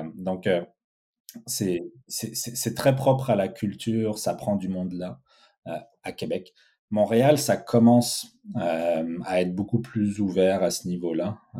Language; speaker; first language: French; early bilingual, other home language; Portuguese